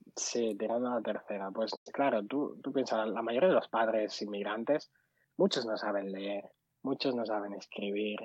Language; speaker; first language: Spanish; early bilingual, other home language; Arabic